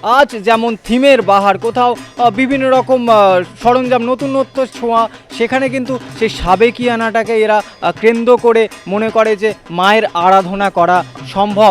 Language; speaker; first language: Bangla; native; Bangla